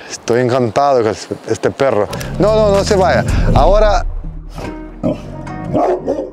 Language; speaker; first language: Spanish; non-native, learner; Portuguese